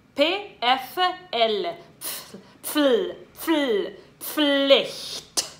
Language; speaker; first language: Spanish; non-native, fluent; German